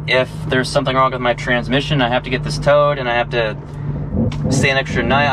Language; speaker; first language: English; native; English